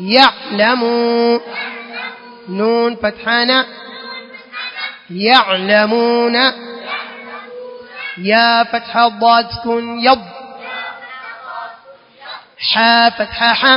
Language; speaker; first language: Arabic; non-native, learner; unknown